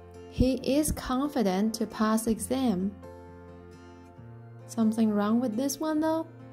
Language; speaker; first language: English; non-native, fluent; Chinese